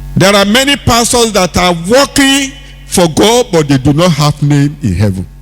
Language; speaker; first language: English; non-native, local second language; Yoruba